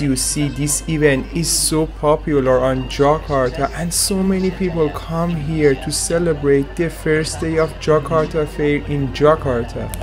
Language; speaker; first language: English; non-native, learner; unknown